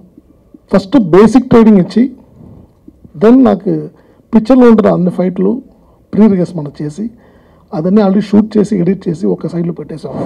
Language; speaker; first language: Telugu; non-native, fluent; Tamil